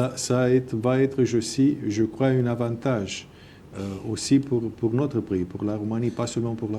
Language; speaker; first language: French; non-native, fluent; Romanian